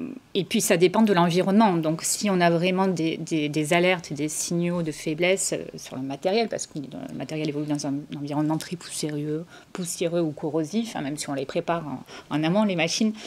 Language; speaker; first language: French; native; French